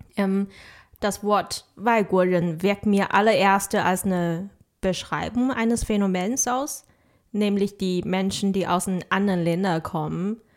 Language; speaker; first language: German; non-native, fluent; Chinese